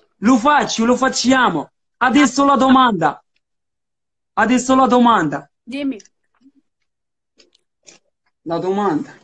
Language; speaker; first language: Italian; non-native, learner; Arabic